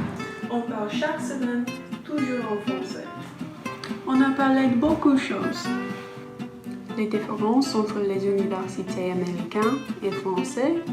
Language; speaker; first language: French; non-native, learner; English